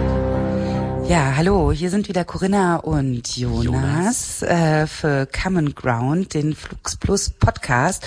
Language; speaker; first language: German; native; German